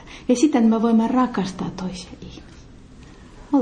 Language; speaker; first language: Finnish; non-native, learner; Russian